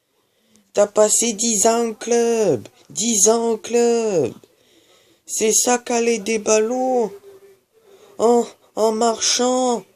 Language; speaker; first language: French; native; French